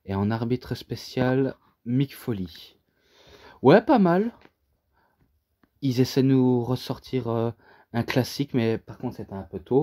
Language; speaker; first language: French; native; French